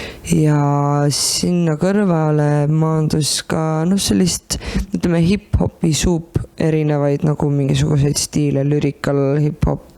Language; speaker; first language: Estonian; native; Estonian